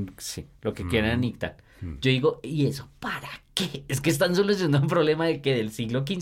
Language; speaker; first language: Spanish; native; Spanish